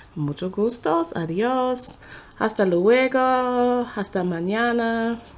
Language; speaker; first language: Spanish; non-native, learner; English